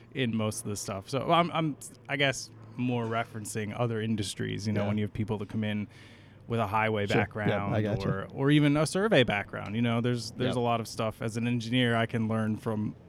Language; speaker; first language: English; native; English